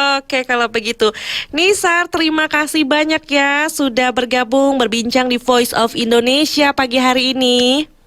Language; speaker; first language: Indonesian; native; Indonesian